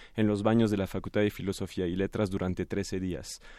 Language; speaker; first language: Spanish; non-native, fluent; French